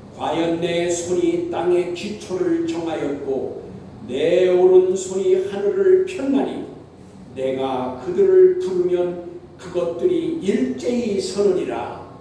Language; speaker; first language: Korean; native; Korean